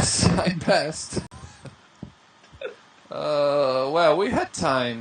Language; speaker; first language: English; non-native, fluent; Portuguese